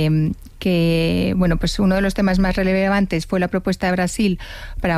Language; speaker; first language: Spanish; native; Spanish